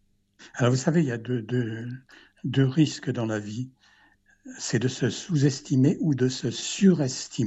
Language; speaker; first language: French; native; French